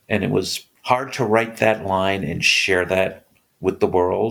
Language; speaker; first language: English; native; English